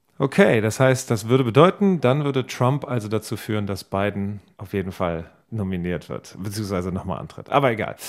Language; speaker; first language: German; native; German